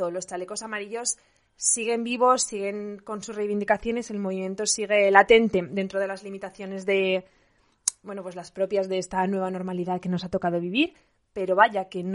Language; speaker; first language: Spanish; native; Spanish